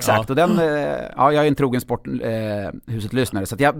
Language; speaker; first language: Swedish; native; Swedish